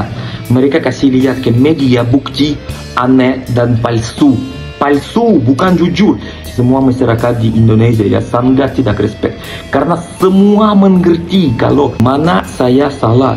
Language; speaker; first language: Indonesian; non-native, learner; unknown